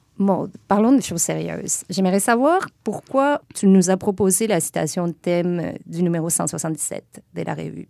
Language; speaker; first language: French; non-native, fluent; Spanish